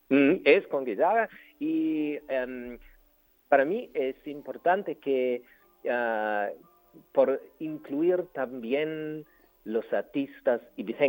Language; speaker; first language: Spanish; non-native, learner; German